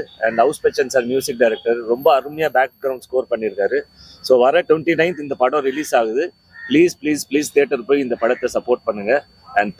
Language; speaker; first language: Tamil; native; Tamil